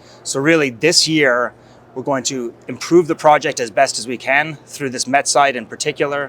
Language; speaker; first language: English; native; English